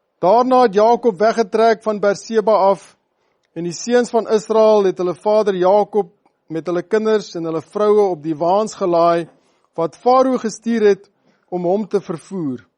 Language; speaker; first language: Afrikaans; non-native, local second language; English